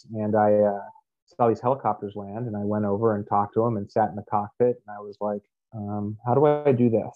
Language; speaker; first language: English; native; English